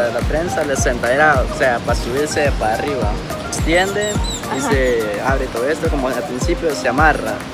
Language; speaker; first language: Spanish; native; Spanish